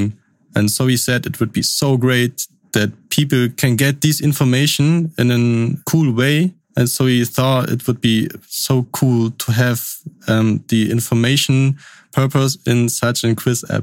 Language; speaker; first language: English; non-native, fluent; Upper Sorbian